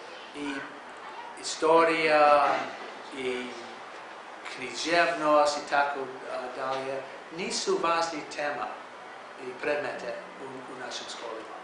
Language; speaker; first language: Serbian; non-native, learner; English